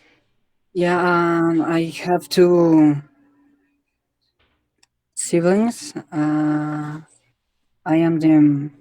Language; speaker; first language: English; non-native, learner; Spanish